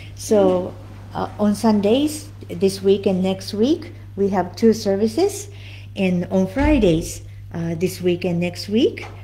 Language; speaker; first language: English; non-native, fluent; Japanese